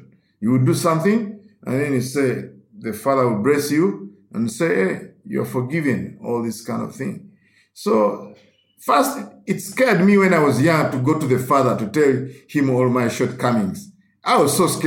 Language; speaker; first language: English; non-native, local second language; Ganda